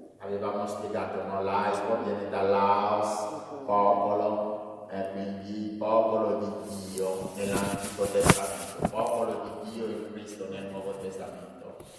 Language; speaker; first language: Italian; non-native, fluent; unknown